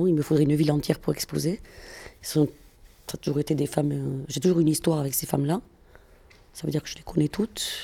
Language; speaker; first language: French; non-native, fluent; Spanish